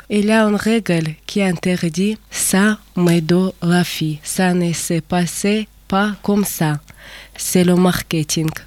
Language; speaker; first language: French; non-native, learner; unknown